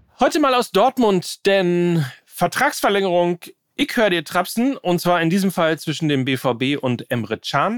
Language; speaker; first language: German; native; German